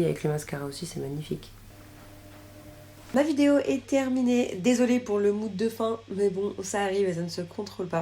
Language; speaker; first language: French; native; French